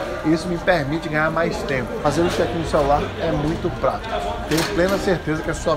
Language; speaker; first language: Portuguese; native; Portuguese